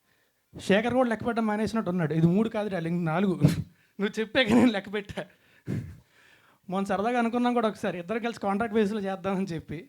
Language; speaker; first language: Telugu; native; Telugu